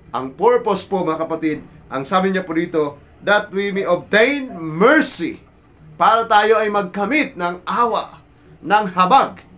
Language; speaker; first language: Filipino; non-native, local second language; Cebuano